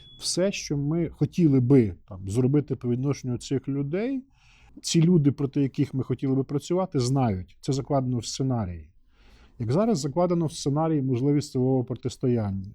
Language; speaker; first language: Ukrainian; native; Ukrainian